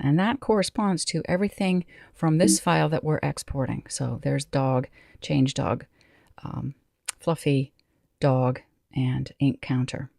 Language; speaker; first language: English; native; English